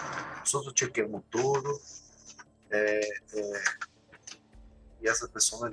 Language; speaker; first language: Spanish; non-native, learner; Portuguese